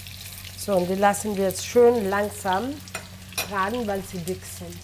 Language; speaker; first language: German; non-native, fluent; Italian